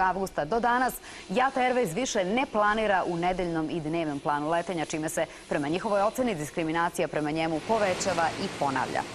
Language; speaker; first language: Serbian; native; Serbian